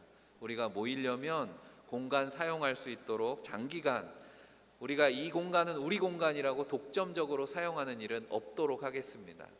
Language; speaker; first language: Korean; native; Korean